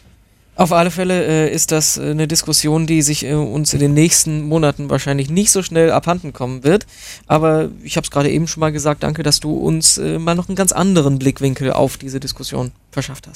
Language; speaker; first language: German; native; German